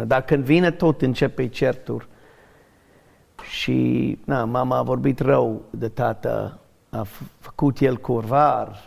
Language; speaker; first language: Romanian; non-native, learner; English